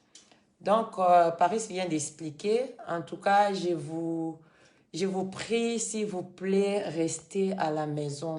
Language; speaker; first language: French; non-native, fluent; Lingala